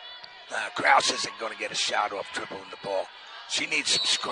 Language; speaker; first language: English; native; English